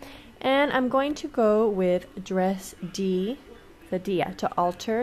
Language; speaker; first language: English; native; English